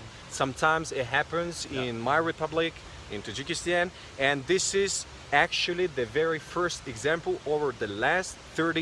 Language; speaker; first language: English; non-native, learner; Tajik